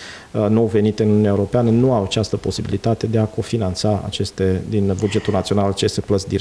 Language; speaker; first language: Romanian; native; Romanian